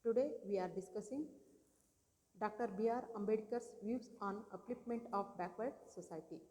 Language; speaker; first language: English; non-native, local second language; Kannada